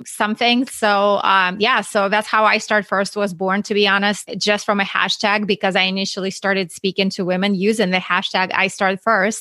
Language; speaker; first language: English; non-native, fluent; Russian